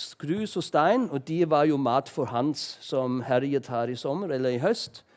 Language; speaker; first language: Norwegian; non-native, fluent; German